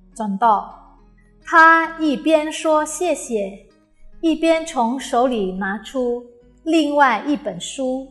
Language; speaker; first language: Chinese; non-native, fluent; Indonesian